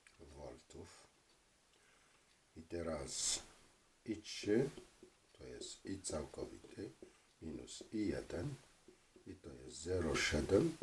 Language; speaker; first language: Polish; non-native, fluent; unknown